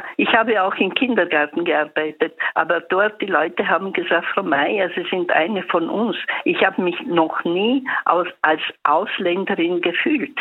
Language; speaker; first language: German; early bilingual, other home language; Italian